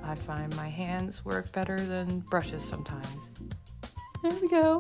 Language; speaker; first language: English; native; English